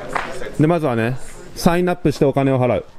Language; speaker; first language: Japanese; native; Japanese